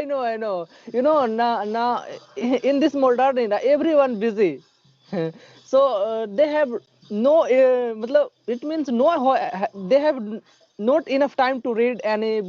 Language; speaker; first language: English; non-native, learner; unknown